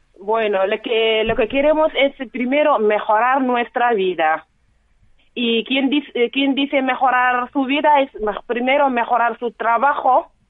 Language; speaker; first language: Spanish; non-native, fluent; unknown